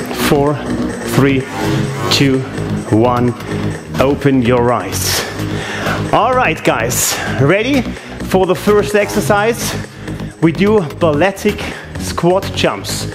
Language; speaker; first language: English; non-native, fluent; German